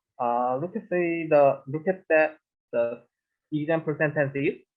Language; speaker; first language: English; non-native, learner; Korean